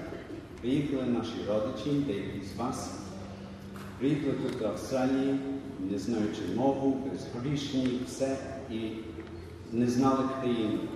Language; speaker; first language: Ukrainian; early bilingual, other home language; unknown